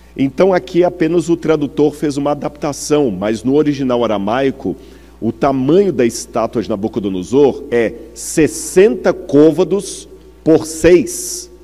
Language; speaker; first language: Portuguese; native; Portuguese